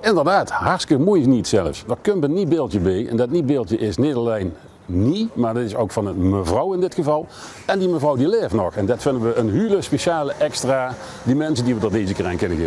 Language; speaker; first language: Dutch; native; Dutch